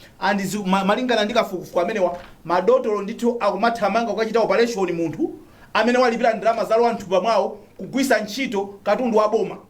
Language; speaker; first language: Nyanja; native; Nyanja